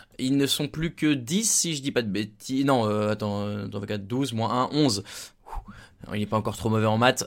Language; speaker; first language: French; native; French